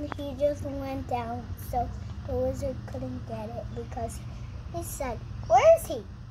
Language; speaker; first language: English; early bilingual, other home language; Russian